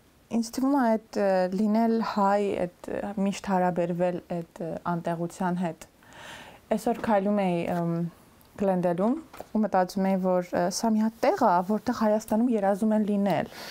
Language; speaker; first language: Armenian; native; Armenian